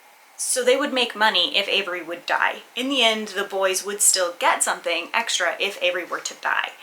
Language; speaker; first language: English; native; English